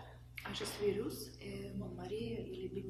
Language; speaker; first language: French; non-native, learner; Russian